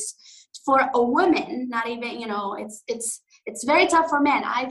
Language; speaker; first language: English; non-native, fluent; Arabic